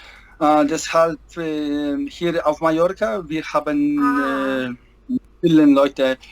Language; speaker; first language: German; non-native, learner; Polish